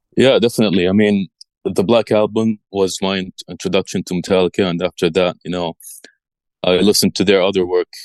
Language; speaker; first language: English; early bilingual, other home language; Arabic